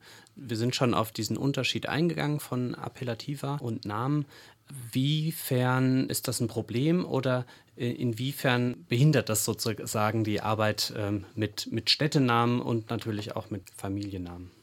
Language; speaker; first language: German; native; German